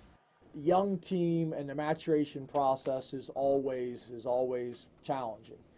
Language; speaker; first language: English; native; English